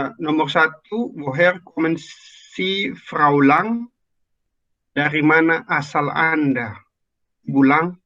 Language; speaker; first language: Indonesian; native; Indonesian